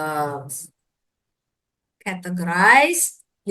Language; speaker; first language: English; non-native, fluent; Indonesian